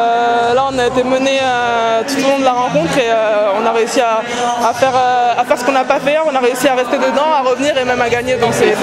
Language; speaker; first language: French; native; French